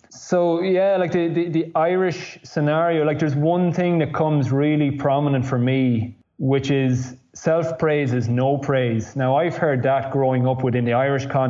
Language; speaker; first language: English; native; English